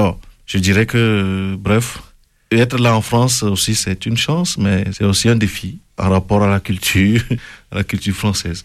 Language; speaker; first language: French; non-native, local second language; Ewe